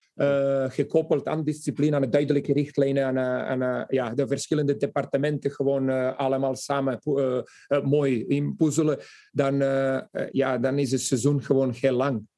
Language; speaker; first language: Dutch; non-native, fluent; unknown